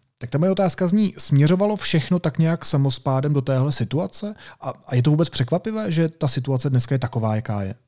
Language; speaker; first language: Czech; native; Czech